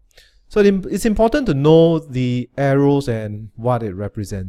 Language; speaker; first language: English; native; English